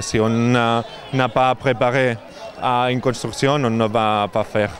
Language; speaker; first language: French; non-native, learner; Catalan